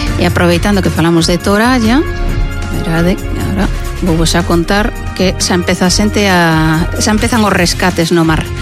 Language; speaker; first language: Galician; non-native, local second language; Spanish